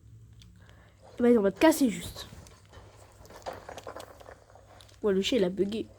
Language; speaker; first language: French; native; French